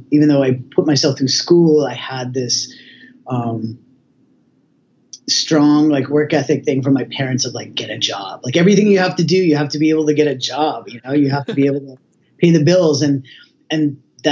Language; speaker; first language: English; native; English